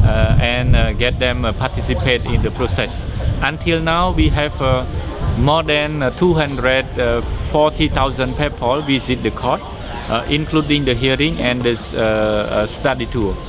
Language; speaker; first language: English; non-native, fluent; Khmer